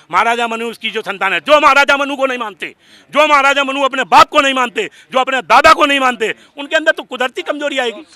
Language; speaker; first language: Hindi; native; Hindi